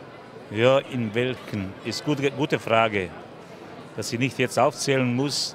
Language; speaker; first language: German; non-native, fluent; Bosnian